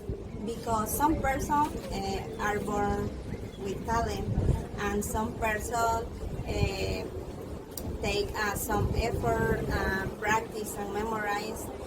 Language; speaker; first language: English; non-native, learner; Spanish